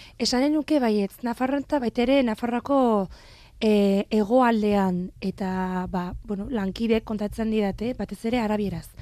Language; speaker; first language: Basque; non-native, fluent; French